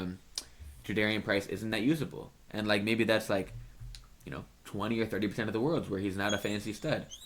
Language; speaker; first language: English; native; English